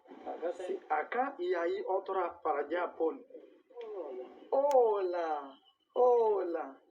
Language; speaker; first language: Spanish; non-native, learner; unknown